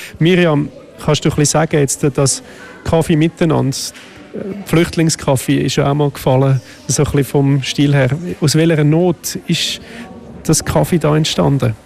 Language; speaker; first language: German; native; German